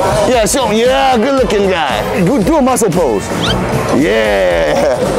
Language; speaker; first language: English; early bilingual, other home language; Korean